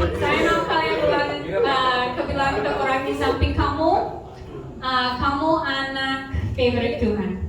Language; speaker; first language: Indonesian; non-native, fluent; English